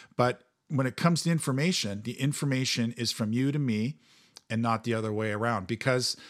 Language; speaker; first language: English; native; English